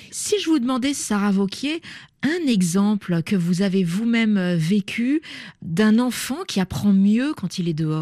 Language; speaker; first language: French; native; French